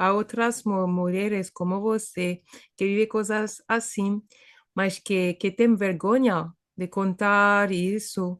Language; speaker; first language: Portuguese; non-native, fluent; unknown